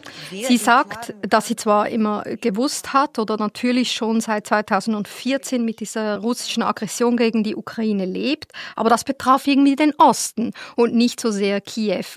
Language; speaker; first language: German; native; German